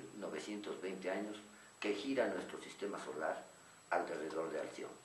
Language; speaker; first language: Spanish; native; Spanish